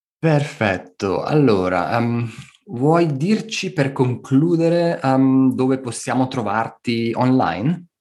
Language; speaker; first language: Italian; native; Italian